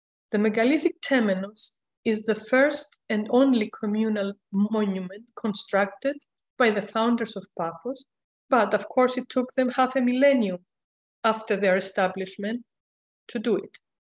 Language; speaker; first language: English; non-native, fluent; Greek